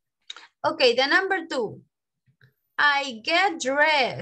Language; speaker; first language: English; non-native, fluent; Spanish